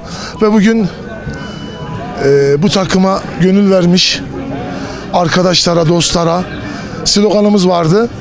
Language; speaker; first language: Turkish; native; Turkish